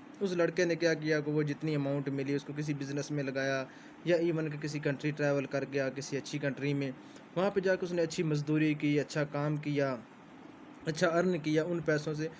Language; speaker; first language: Urdu; non-native, local second language; Punjabi